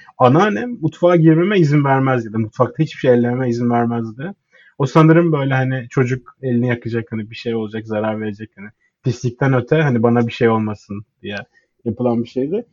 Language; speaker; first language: Turkish; native; Turkish